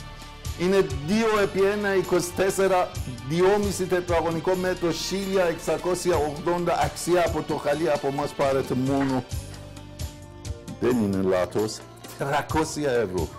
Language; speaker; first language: Greek; non-native, learner; Persian